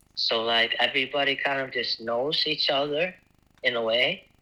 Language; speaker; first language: English; non-native, fluent; Icelandic